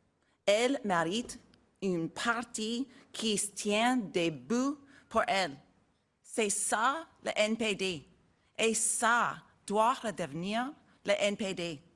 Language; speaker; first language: French; non-native, learner; English